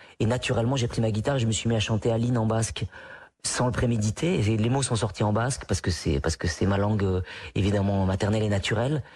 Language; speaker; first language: French; non-native, local second language; Basque